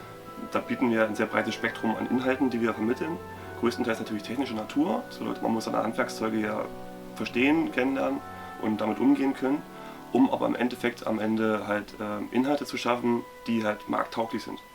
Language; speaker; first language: German; native; German